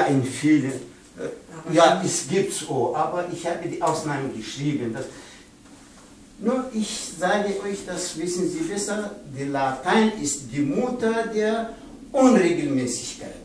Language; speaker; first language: German; non-native, learner; Pashto